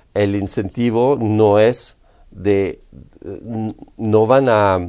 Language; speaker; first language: Spanish; non-native, fluent; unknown